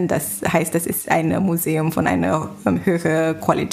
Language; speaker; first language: German; non-native, fluent; Chinese